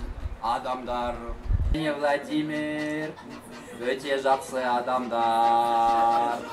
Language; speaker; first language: Kazakh; non-native, local second language; Russian